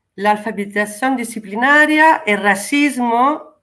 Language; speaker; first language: Spanish; non-native, fluent; Italian